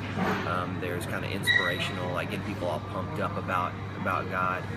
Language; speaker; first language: English; native; English